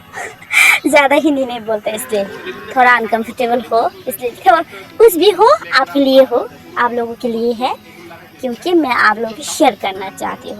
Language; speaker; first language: Hindi; non-native, local second language; Bodo